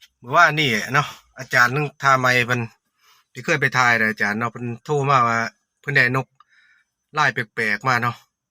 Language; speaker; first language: Thai; native; Thai